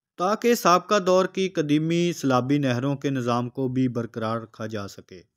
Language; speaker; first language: Urdu; non-native, local second language; Punjabi